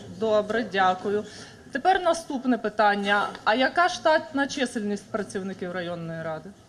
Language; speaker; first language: Ukrainian; native; Ukrainian